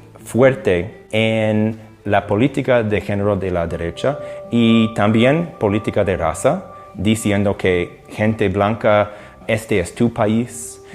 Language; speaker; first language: Spanish; non-native, fluent; English